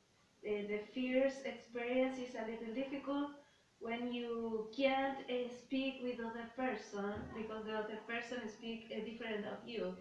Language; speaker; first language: English; non-native, learner; Spanish